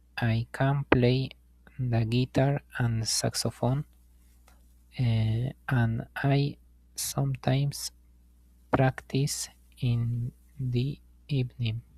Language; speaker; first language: English; non-native, learner; Spanish